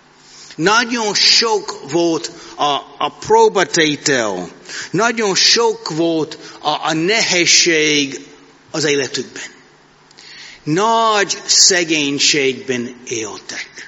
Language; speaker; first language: Hungarian; non-native, fluent; English